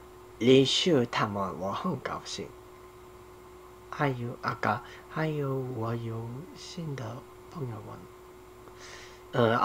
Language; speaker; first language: Chinese; non-native, learner; Korean